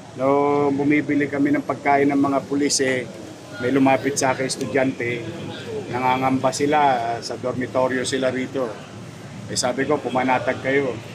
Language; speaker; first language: Filipino; native; Filipino